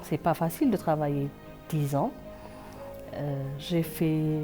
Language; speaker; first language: French; non-native, fluent; Amharic